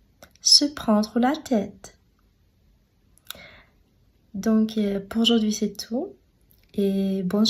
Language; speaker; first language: French; non-native, fluent; Russian